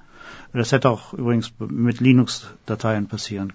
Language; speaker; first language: German; native; German